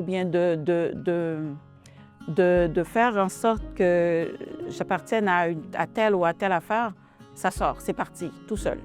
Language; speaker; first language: French; non-native, local second language; Haitian Creole